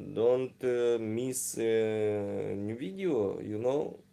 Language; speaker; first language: English; non-native, learner; Ukrainian